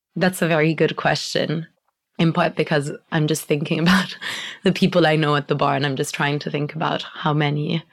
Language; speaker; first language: English; non-native, fluent; Italian